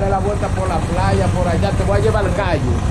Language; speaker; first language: Spanish; native; Spanish